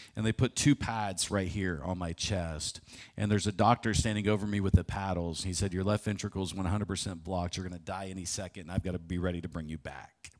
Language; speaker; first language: English; native; English